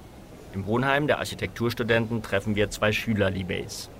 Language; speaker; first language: German; native; German